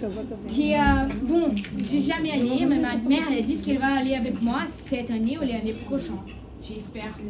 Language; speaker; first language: French; non-native, learner; Portuguese